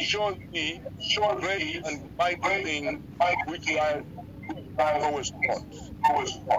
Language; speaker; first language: English; non-native, local second language; Bemba